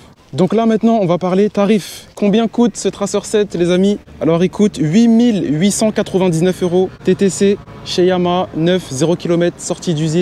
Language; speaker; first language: French; native; French